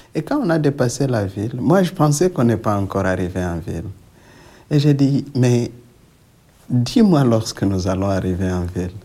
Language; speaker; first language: French; non-native, local second language; Swahili